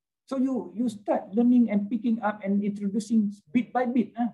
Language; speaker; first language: English; non-native, local second language; Malay